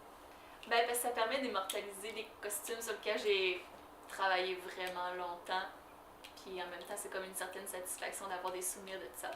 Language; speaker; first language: French; native; French